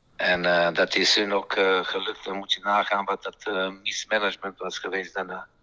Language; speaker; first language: Dutch; non-native, fluent; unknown